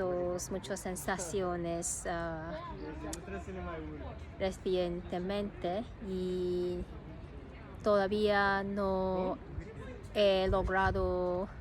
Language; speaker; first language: Spanish; non-native, learner; Cantonese